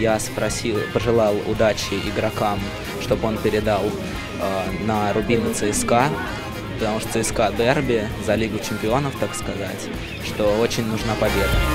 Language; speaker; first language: Russian; native; Russian